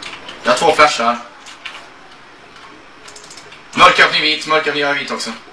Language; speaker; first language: Swedish; native; Swedish